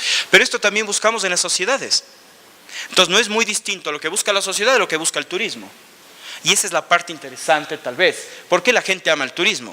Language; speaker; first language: Spanish; native; Spanish